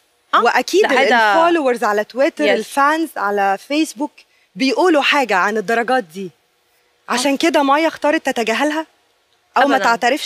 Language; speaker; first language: Arabic; native; Arabic